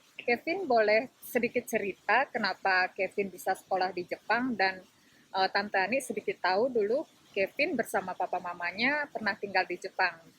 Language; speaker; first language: Indonesian; native; Indonesian